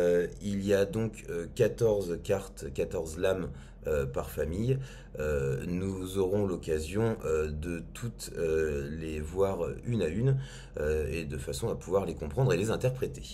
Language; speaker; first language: French; native; French